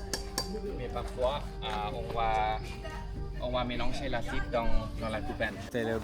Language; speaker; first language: French; non-native, fluent; Thai